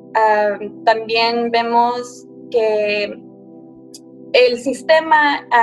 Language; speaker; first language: Spanish; early bilingual, heritage; Spanish